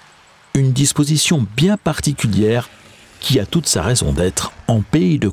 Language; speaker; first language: French; native; French